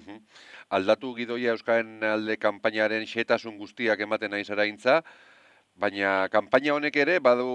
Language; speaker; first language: Basque; native; Basque